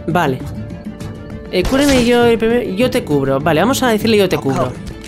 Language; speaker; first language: Spanish; native; Spanish